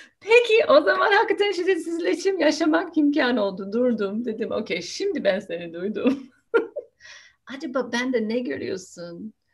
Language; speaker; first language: Turkish; non-native, fluent; English